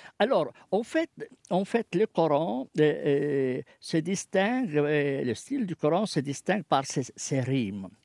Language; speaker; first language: French; non-native, fluent; Arabic